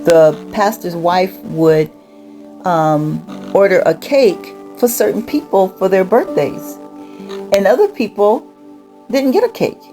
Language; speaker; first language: English; native; English